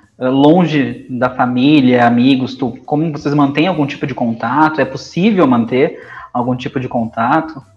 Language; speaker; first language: Portuguese; native; Portuguese